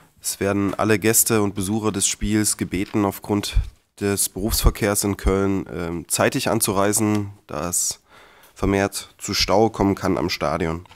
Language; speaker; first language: German; native; German